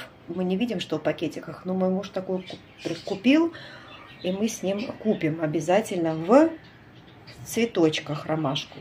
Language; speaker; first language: Russian; native; Russian